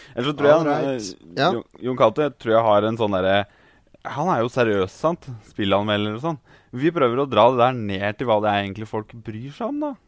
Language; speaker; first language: Norwegian; native; Norwegian